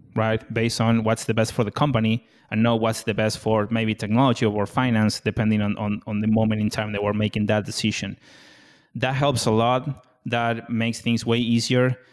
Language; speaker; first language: English; non-native, fluent; Spanish